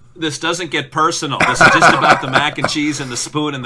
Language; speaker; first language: English; native; English